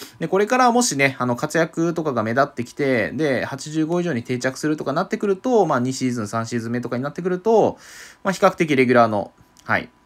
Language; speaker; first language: Japanese; native; Japanese